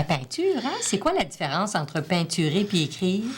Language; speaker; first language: French; native; French